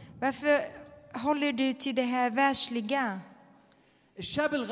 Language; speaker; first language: Swedish; non-native, fluent; Arabic